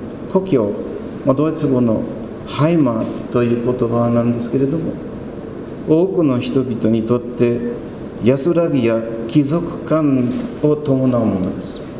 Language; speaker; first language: Japanese; non-native, fluent; German